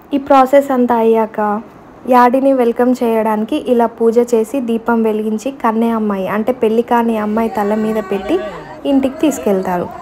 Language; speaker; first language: Telugu; non-native, local second language; Lambadi